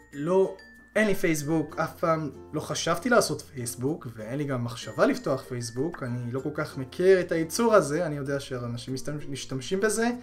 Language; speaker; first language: Hebrew; early bilingual, other home language; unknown